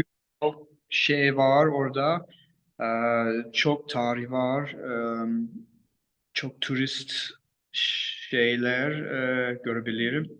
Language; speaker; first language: Turkish; non-native, learner; English